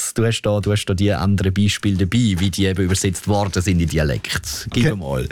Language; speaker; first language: German; native; German